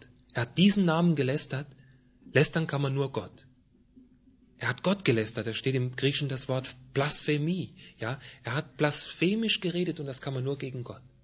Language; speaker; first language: German; native; German